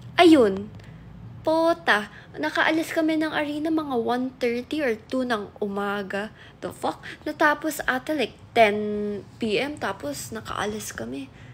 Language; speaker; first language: Filipino; native; Filipino